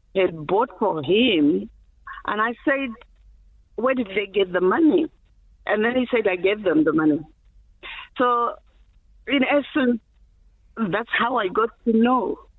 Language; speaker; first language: English; non-native, local second language; Shona